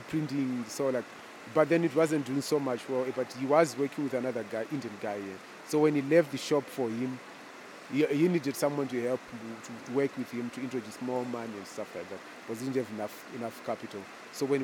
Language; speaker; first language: English; non-native, local second language; Shona